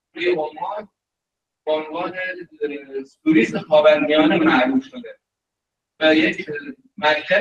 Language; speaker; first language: Persian; native; Persian